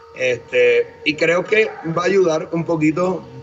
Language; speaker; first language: Spanish; native; Spanish